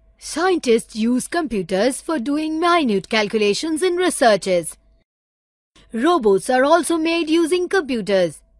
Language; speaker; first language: English; non-native, local second language; Urdu